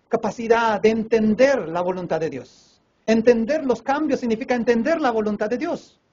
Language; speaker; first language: Spanish; native; Spanish